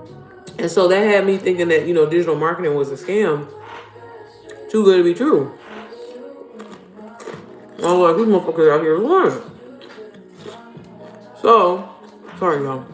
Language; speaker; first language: English; native; English